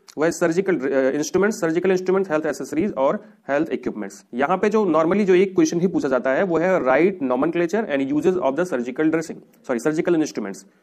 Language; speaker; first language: Hindi; native; Hindi